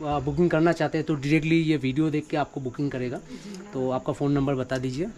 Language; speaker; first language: Hindi; non-native, local second language; Bangla